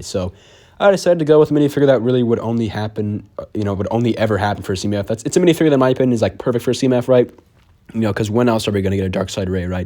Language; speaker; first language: English; native; English